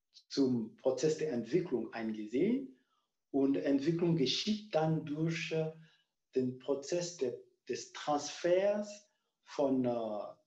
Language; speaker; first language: German; non-native, fluent; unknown